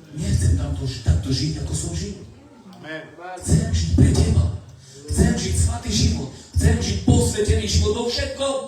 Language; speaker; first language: Slovak; non-native, local second language; Romany